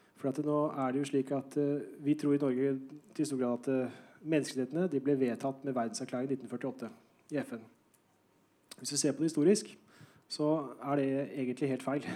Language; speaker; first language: Norwegian; native; Norwegian